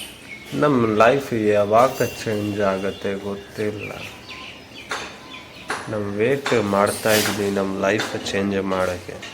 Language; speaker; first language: Kannada; non-native, local second language; Hindi